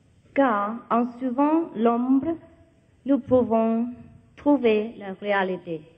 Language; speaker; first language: French; non-native, learner; Vietnamese